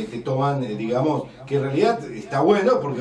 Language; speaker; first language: Spanish; native; Spanish